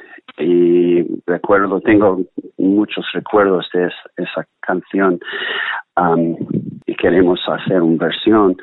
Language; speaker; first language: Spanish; non-native, learner; English